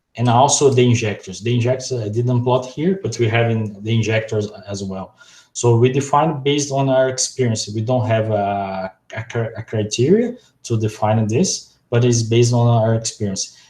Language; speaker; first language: English; non-native, fluent; Portuguese